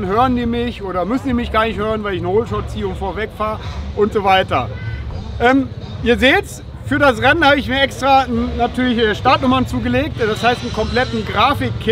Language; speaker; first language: German; native; German